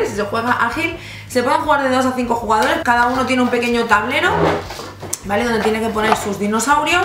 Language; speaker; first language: Spanish; native; Spanish